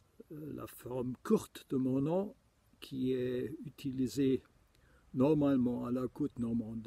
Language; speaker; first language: French; non-native, fluent; German